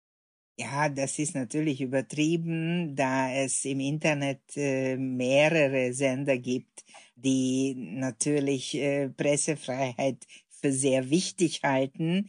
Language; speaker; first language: German; non-native, fluent; Hungarian